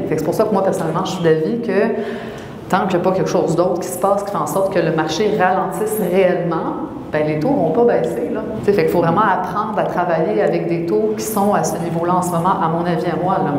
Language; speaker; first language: French; native; French